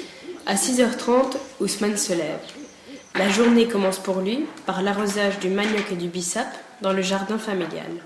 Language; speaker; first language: French; native; French